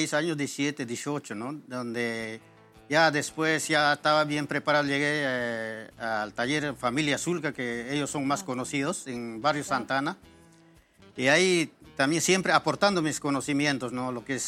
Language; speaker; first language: Spanish; native; Spanish